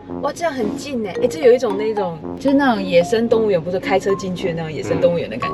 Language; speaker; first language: Chinese; native; Chinese